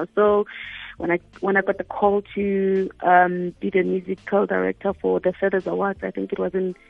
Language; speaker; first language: English; non-native, local second language; Tswana